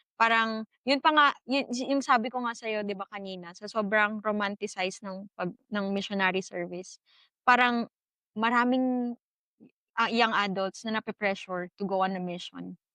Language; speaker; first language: Filipino; native; Filipino